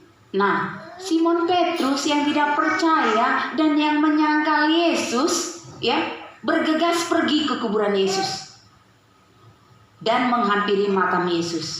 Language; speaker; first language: Indonesian; native; Indonesian